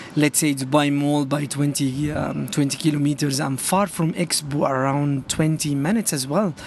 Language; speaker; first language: English; non-native, fluent; Arabic